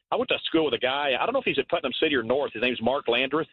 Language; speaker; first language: English; native; English